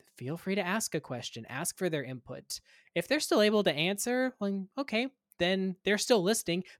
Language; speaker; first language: English; native; English